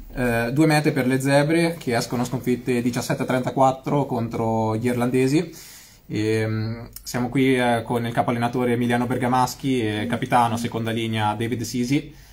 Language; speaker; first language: Italian; native; Italian